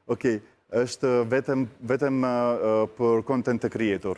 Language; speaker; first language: Albanian; non-native, learner; Italian